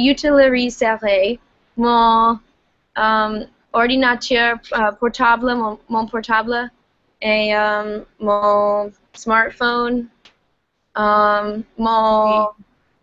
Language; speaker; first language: French; non-native, learner; English